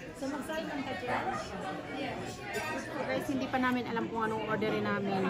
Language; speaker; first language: Filipino; native; Filipino